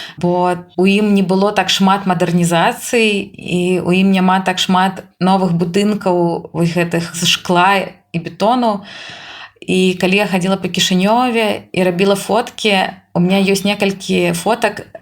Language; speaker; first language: Belarusian; native; Belarusian